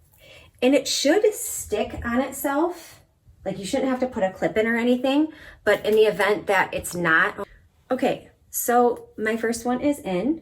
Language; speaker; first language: English; native; English